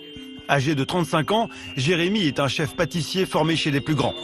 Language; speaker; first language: French; native; French